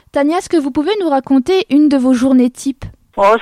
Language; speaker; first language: French; native; French